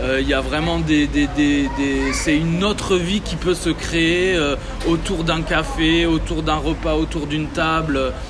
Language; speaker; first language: French; early bilingual, other home language; Italian